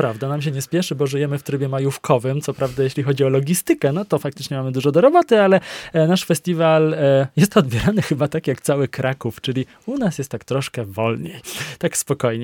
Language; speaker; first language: Polish; native; Polish